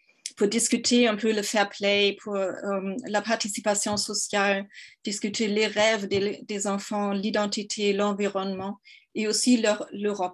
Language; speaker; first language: French; non-native, fluent; German